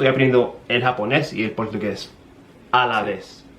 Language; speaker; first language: Spanish; non-native, fluent; English